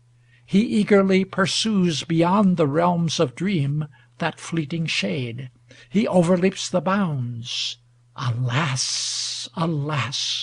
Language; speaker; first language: English; native; English